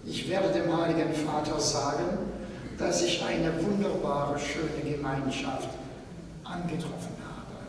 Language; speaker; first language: German; non-native, fluent; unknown